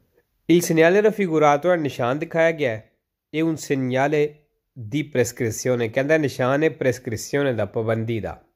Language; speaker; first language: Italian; non-native, learner; Punjabi